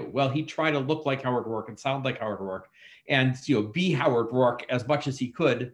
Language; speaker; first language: English; native; English